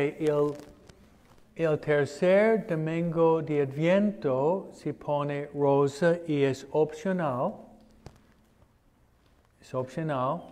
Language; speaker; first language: Spanish; non-native, fluent; English